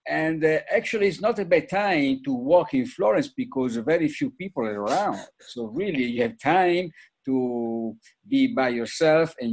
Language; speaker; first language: English; non-native, fluent; Italian